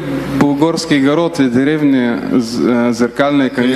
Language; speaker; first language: Russian; non-native, learner; Bulgarian